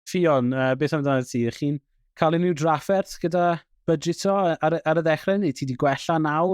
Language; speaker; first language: Welsh; non-native, local second language; English